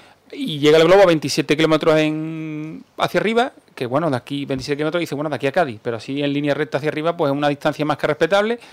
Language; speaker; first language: Spanish; native; Spanish